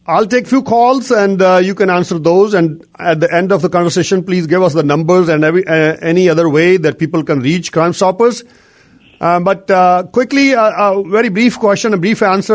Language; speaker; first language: English; non-native, local second language; Punjabi